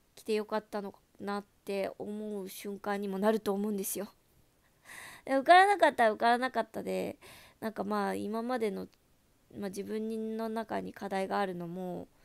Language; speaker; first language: Japanese; native; Japanese